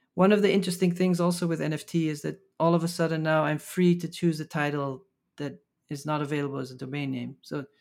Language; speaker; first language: English; early bilingual, other home language; Dutch